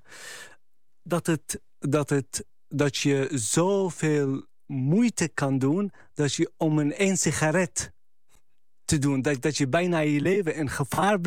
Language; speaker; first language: Dutch; non-native, fluent; Arabic